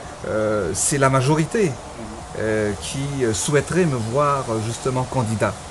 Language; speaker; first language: French; non-native, local second language; Malagasy